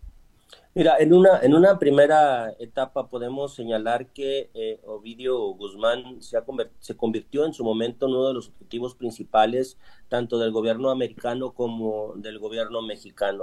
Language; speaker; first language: Spanish; native; Spanish